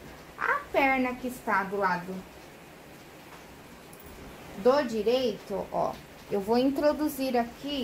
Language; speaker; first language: Portuguese; native; Portuguese